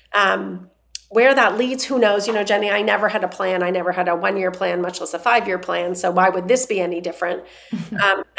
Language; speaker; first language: English; non-native, fluent; Persian